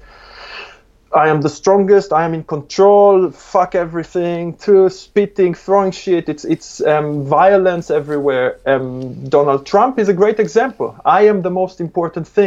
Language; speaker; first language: English; non-native, fluent; Hebrew